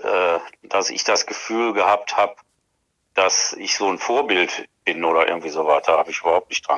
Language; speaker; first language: German; native; German